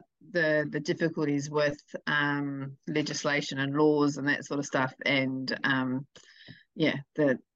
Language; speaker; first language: English; native; English